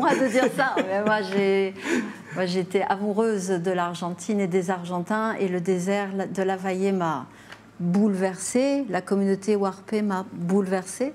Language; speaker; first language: French; native; French